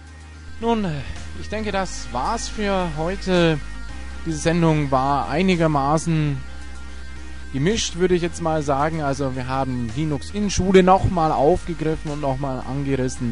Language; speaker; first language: German; native; German